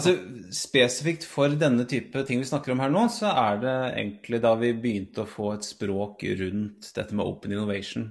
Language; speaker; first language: Norwegian; native; Norwegian